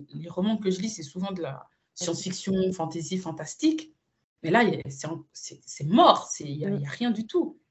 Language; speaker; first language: French; early bilingual, other home language; Spanish